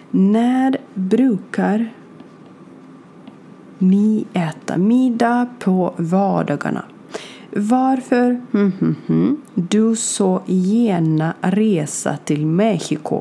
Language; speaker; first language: Swedish; non-native, learner; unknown